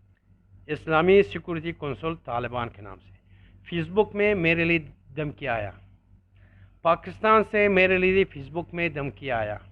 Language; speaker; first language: Hindi; non-native, learner; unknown